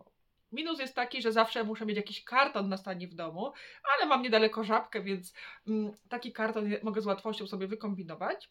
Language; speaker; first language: Polish; native; Polish